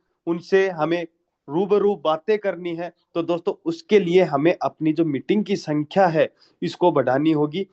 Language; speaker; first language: Hindi; native; Hindi